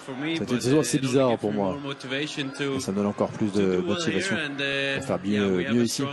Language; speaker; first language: French; native; French